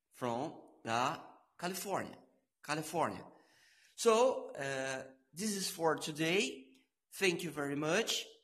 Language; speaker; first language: English; non-native, learner; Portuguese